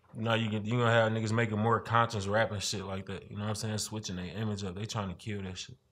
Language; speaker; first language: English; native; English